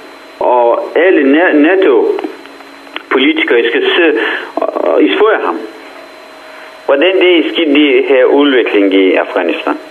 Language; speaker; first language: Danish; non-native, fluent; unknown